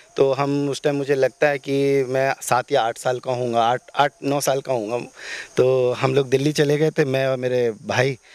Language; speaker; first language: Hindi; native; Hindi